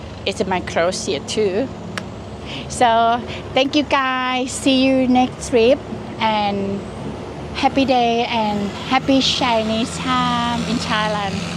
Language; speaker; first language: English; non-native, learner; Thai